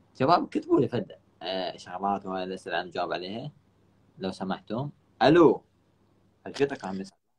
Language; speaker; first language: Arabic; native; Arabic